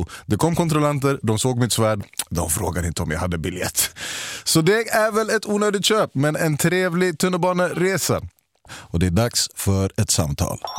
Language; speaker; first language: Swedish; native; Swedish